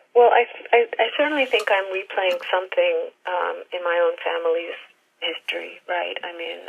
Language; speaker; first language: English; native; English